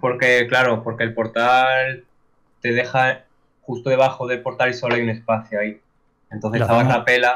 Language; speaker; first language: Spanish; native; Spanish